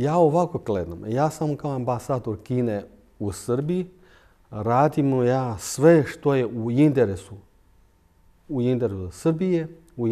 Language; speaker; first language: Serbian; non-native, fluent; Chinese